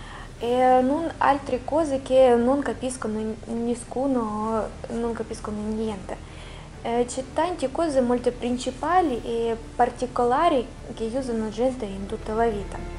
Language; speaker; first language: Italian; non-native, learner; Russian